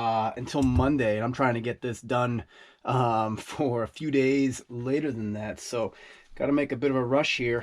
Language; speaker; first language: English; native; English